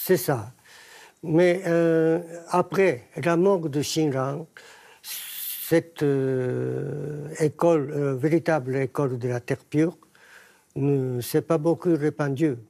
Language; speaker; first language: French; non-native, fluent; Japanese